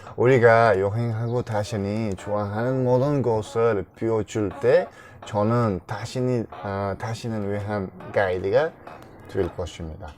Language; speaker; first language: Korean; non-native, learner; Uzbek